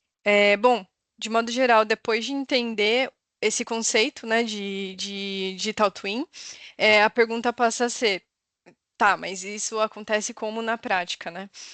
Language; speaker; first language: Portuguese; native; Portuguese